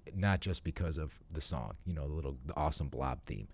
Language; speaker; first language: English; native; English